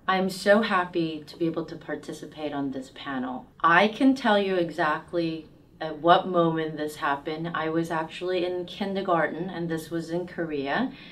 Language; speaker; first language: English; early bilingual, other home language; Korean